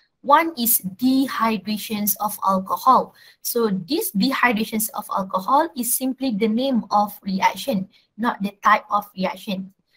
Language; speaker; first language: English; non-native, local second language; Malay